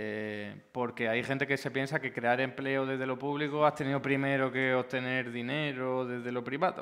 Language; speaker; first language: Spanish; native; Spanish